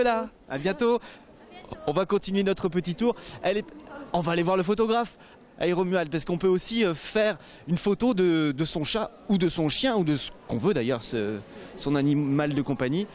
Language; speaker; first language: French; native; French